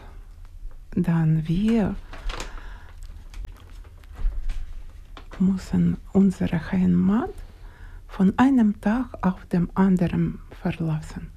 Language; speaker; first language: German; non-native, learner; Ukrainian